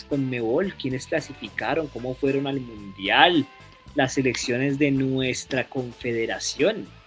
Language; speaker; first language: Spanish; native; Spanish